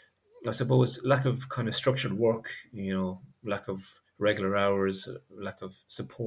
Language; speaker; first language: English; native; English